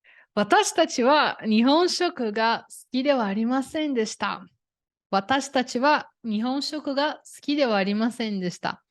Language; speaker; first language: Japanese; non-native, fluent; Portuguese